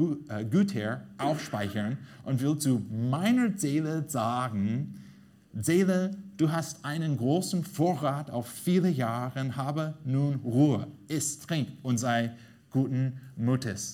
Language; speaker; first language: German; non-native, fluent; English